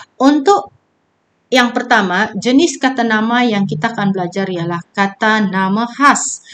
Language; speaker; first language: Malay; native; Malay